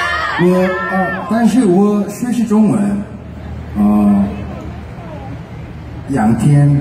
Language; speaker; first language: Chinese; non-native, learner; Korean